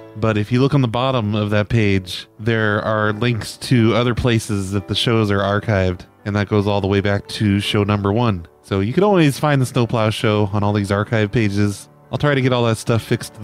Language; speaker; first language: English; native; English